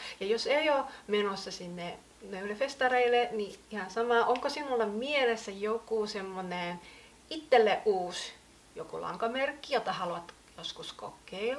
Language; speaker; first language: Finnish; native; Finnish